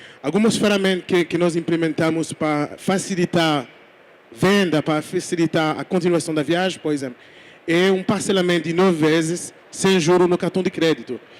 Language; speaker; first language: Portuguese; non-native, fluent; French